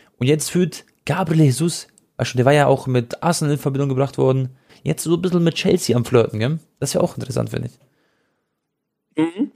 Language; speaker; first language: German; early bilingual, other home language; Croatian